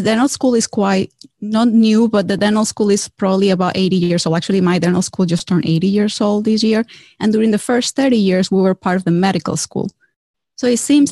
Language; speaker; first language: English; non-native, fluent; Spanish